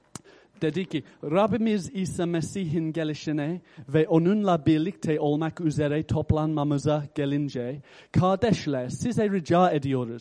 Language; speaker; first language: Turkish; non-native, fluent; English